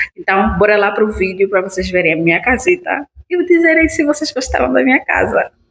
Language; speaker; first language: Portuguese; native; Portuguese